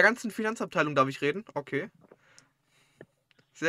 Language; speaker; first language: German; native; German